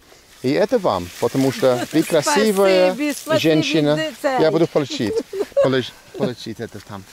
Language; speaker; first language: Russian; non-native, learner; English